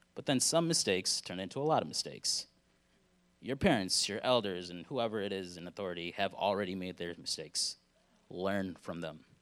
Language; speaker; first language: English; early bilingual, other home language; Hindi